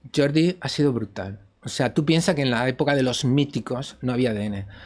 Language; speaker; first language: Spanish; native; Spanish